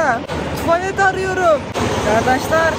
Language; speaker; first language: Turkish; non-native, fluent; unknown